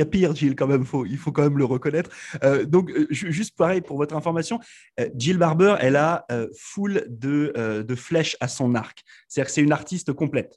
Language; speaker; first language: French; native; French